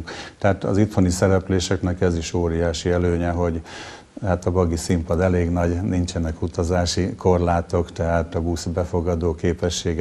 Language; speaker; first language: Hungarian; native; Hungarian